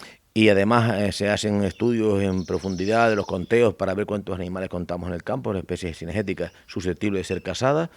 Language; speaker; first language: Spanish; native; Spanish